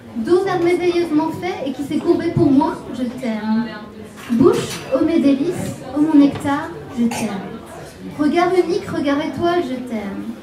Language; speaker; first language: French; native; French